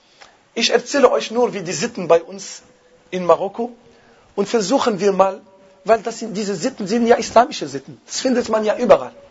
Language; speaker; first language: German; non-native, fluent; Arabic